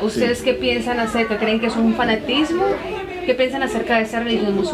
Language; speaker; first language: Spanish; native; Spanish